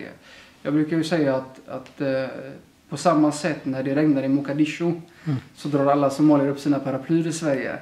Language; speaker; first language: Swedish; early bilingual, other home language; Somali